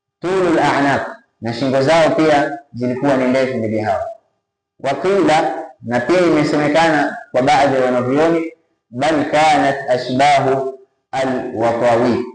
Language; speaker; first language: Swahili; native; Swahili